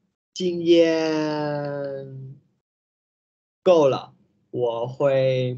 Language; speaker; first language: Chinese; non-native, learner; Vietnamese